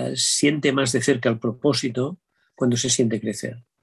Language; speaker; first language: Spanish; native; Spanish